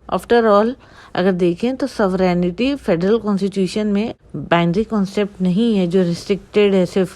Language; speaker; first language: Hindi; native; Hindi